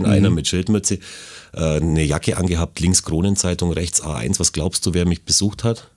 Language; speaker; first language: German; native; German